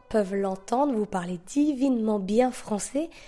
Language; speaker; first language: French; native; French